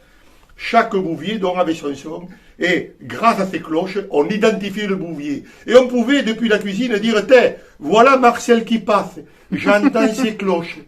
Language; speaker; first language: French; native; French